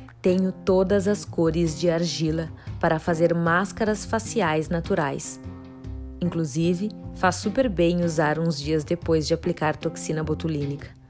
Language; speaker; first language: Portuguese; native; Portuguese